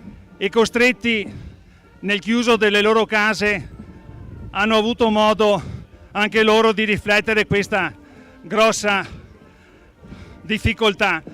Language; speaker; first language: Italian; native; Italian